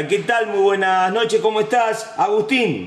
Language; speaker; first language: Spanish; native; Spanish